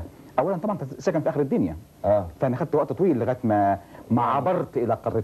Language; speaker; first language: Arabic; native; Arabic